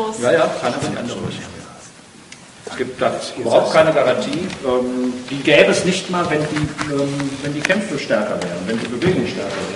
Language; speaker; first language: German; native; German